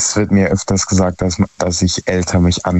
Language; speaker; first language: German; native; German